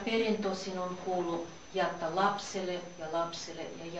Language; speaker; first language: Finnish; non-native, learner; Russian